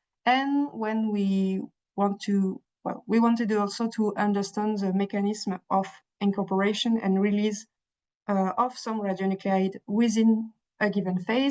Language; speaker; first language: English; non-native, fluent; French